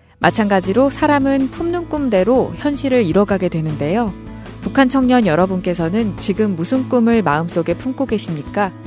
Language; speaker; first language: Korean; native; Korean